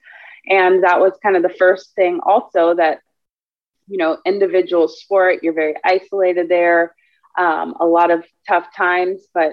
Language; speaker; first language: English; native; English